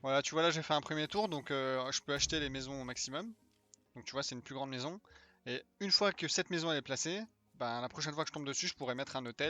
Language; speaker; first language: French; native; French